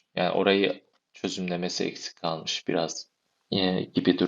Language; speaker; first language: Turkish; native; Turkish